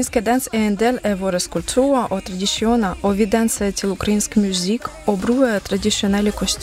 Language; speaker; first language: Danish; non-native, learner; Ukrainian